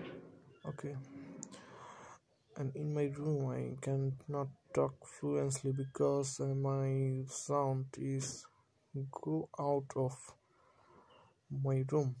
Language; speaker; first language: English; non-native, learner; Bangla